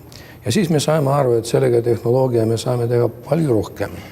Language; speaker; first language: Estonian; non-native, local second language; Russian